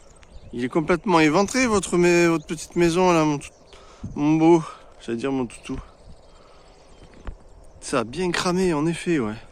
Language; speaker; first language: French; native; French